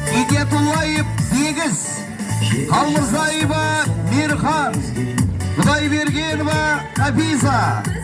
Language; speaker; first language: Uzbek; non-native, local second language; Kara-Kalpak